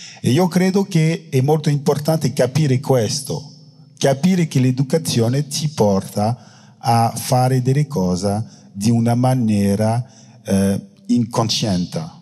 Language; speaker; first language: Italian; non-native, fluent; French